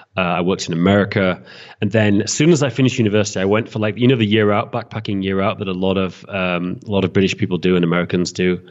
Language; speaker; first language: English; native; English